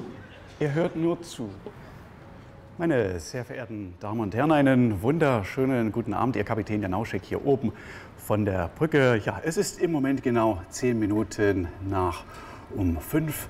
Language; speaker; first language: German; native; German